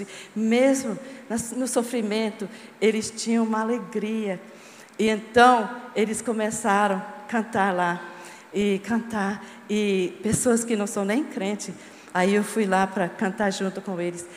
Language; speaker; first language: Portuguese; non-native, fluent; English